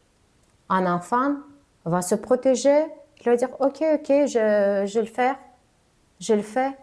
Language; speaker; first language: French; non-native, fluent; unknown